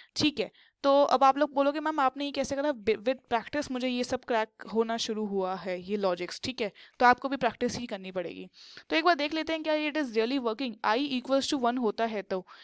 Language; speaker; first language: Hindi; native; Hindi